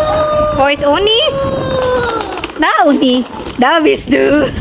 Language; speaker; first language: German; non-native, learner; Indonesian